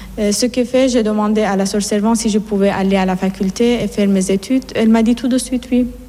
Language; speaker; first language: French; non-native, fluent; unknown